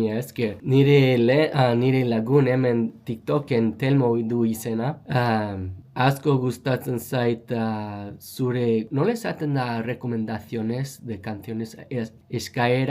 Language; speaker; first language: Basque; non-native, learner; English